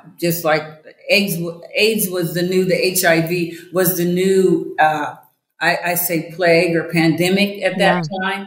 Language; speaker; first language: English; native; English